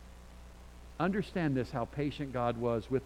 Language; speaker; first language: English; native; English